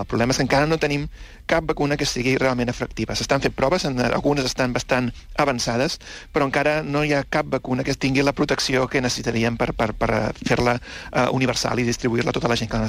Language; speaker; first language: Catalan; native; Catalan